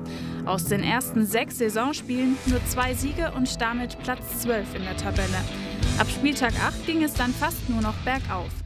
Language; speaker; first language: German; native; German